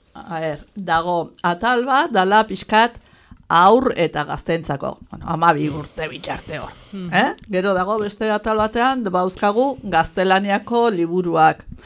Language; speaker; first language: Basque; native; Basque